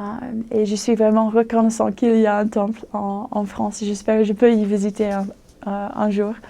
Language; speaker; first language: French; non-native, fluent; English